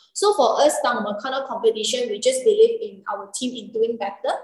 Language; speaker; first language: English; non-native, local second language; Chinese